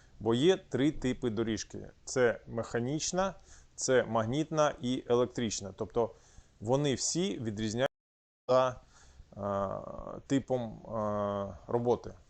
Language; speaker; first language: Ukrainian; non-native, local second language; Russian